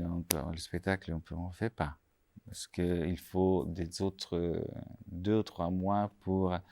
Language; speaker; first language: French; non-native, fluent; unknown